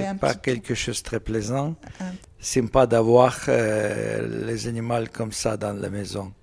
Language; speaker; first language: French; non-native, learner; Russian